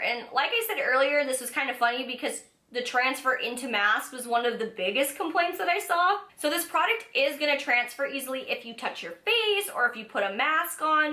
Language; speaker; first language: English; native; English